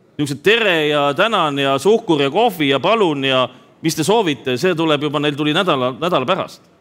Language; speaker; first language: Estonian; native; Estonian